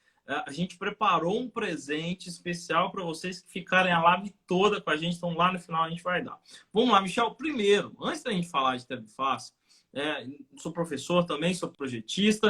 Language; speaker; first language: Portuguese; native; Portuguese